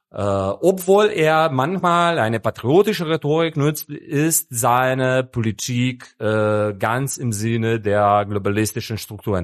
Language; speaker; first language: German; non-native, fluent; Serbian